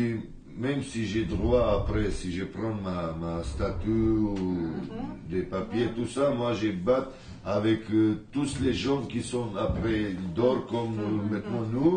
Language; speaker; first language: French; non-native, learner; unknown